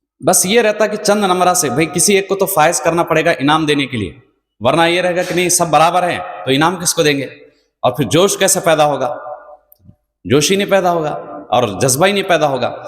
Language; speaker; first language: Urdu; native; Urdu